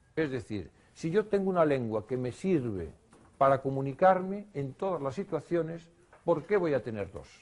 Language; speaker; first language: Spanish; non-native, local second language; Galician